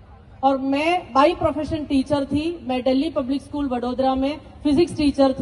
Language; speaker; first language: Hindi; non-native, local second language; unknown